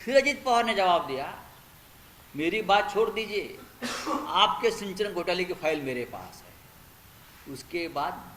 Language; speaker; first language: Hindi; non-native, local second language; Marathi